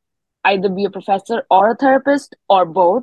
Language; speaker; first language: English; non-native, local second language; Hindi